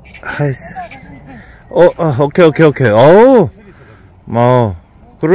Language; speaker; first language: Korean; native; Korean